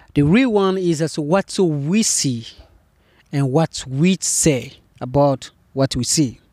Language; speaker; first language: English; non-native, fluent; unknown